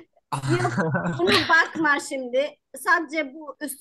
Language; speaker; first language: Turkish; non-native, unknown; Albanian